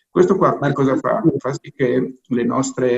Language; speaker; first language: Italian; native; Italian